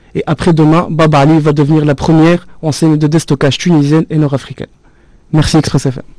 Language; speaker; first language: French; non-native, local second language; Arabic